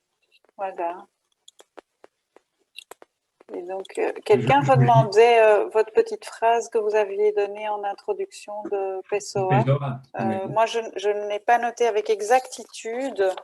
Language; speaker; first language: French; native; French